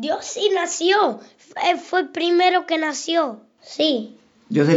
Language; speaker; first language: Spanish; early bilingual, other home language; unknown